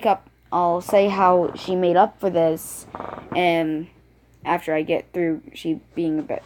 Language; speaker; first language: English; native; English